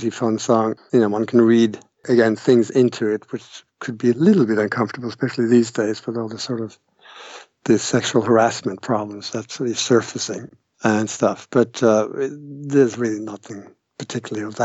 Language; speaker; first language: English; non-native, fluent; Norwegian